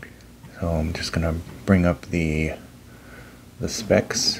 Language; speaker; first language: English; native; English